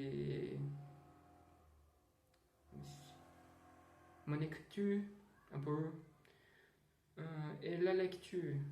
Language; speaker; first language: French; non-native, learner; Portuguese